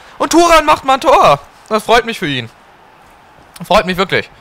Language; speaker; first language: German; native; German